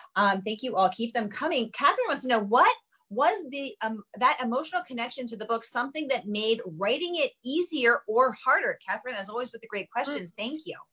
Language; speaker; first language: English; native; English